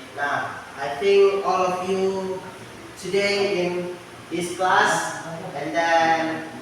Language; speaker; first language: English; non-native, learner; Indonesian